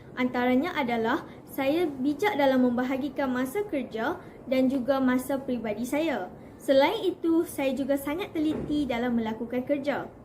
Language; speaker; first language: Malay; native; Malay